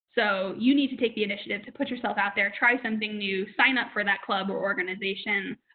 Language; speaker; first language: English; native; English